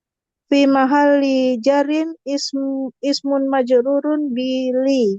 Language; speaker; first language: Arabic; non-native, learner; Indonesian